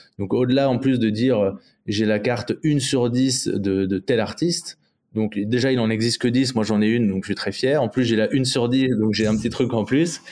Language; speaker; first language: French; native; French